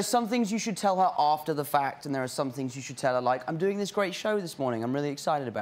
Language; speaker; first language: English; native; English